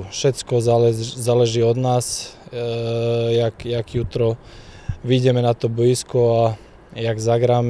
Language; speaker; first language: Polish; non-native, fluent; Slovak